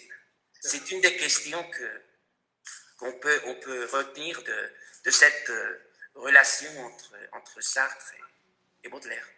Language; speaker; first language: French; non-native, fluent; Spanish